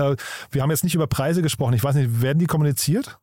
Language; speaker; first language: German; native; German